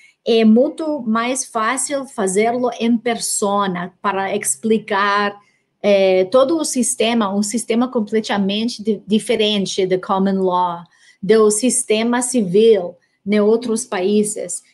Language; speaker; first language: Portuguese; non-native, learner; English